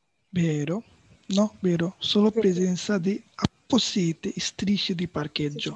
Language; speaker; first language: Italian; non-native, learner; Bangla